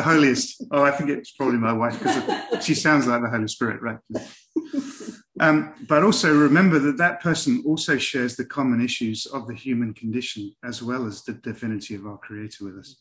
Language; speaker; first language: English; native; English